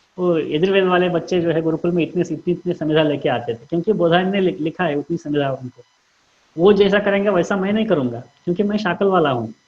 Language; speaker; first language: Hindi; non-native, local second language; Kannada